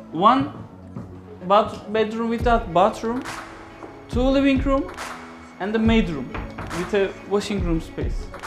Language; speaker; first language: English; non-native, fluent; Turkish